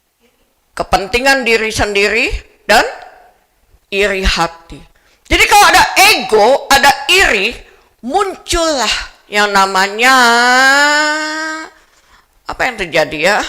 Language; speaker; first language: Indonesian; native; Indonesian